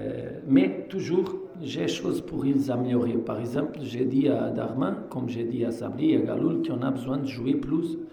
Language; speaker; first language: French; non-native, fluent; Portuguese